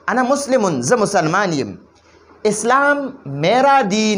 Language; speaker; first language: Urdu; non-native, fluent; Pashto